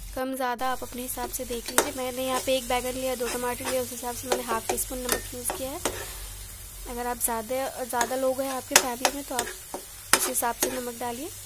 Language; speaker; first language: Hindi; non-native, local second language; Bangla